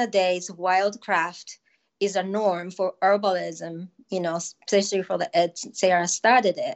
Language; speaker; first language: English; non-native, fluent; Japanese